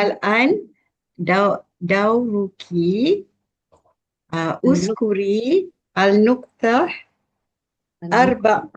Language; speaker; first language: Arabic; non-native, learner; Malay